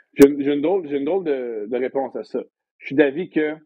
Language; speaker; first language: French; native; French